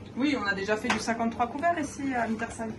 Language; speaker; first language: French; native; French